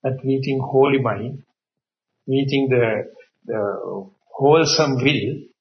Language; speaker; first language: English; non-native, local second language; Sinhala